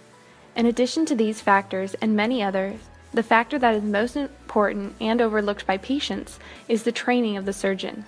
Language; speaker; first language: English; native; English